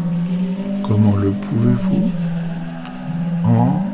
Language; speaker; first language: French; native; French